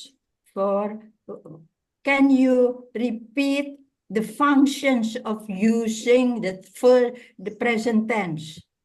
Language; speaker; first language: English; non-native, fluent; Indonesian